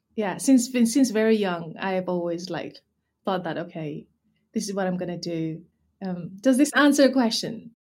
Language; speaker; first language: English; non-native, local second language; Nepali